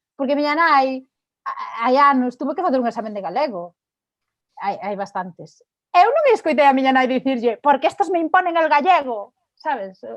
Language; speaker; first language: Galician; non-native, local second language; Spanish